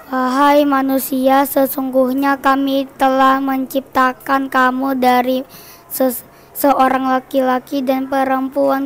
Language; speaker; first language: Indonesian; native; Indonesian